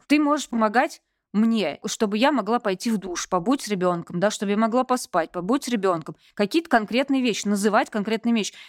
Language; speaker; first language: Russian; native; Russian